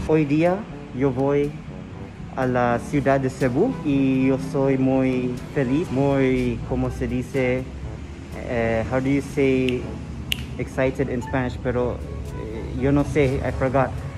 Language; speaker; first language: Spanish; non-native, learner; Cebuano